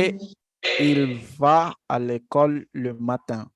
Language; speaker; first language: French; non-native, fluent; Portuguese